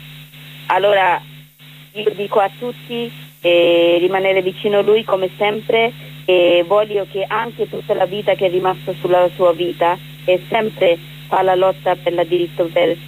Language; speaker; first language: Italian; non-native, learner; Bangla